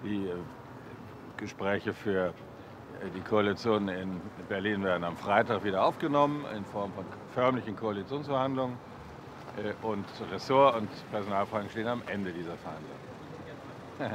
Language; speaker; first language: German; native; German